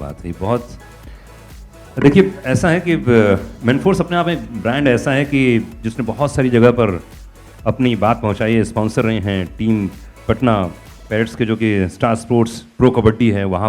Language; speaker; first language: Hindi; native; Hindi